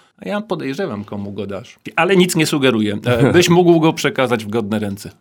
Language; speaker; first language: Polish; native; Polish